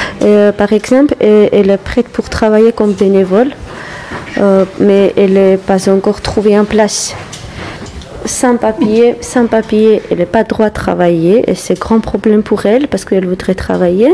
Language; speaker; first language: French; non-native, learner; Russian